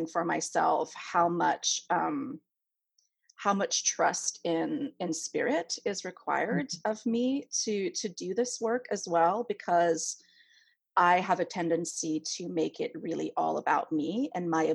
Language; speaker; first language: English; non-native, fluent; French